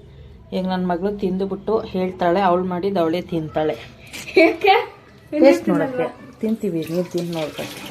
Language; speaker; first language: Kannada; native; Kannada